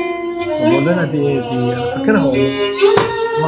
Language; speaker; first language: Arabic; native; Arabic